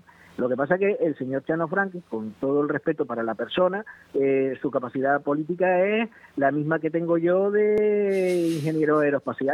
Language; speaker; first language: Spanish; native; Spanish